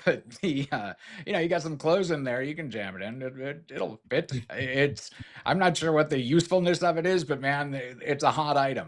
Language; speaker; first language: English; native; English